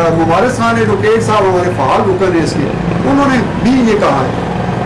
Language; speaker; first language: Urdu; non-native, local second language; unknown